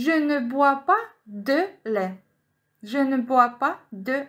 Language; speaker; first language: French; non-native, fluent; Ukrainian